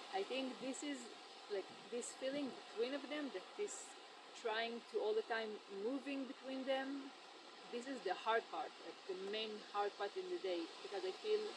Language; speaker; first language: English; non-native, fluent; Hebrew